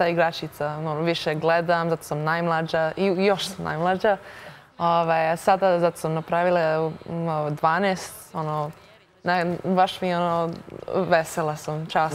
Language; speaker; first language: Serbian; early bilingual, heritage; Serbian